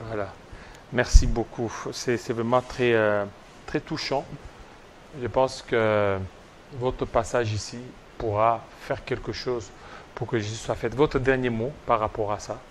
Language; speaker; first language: French; non-native, local second language; Lingala